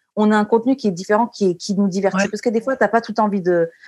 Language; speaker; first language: French; native; French